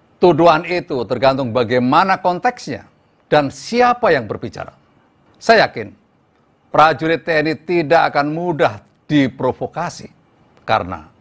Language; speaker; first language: Indonesian; native; Indonesian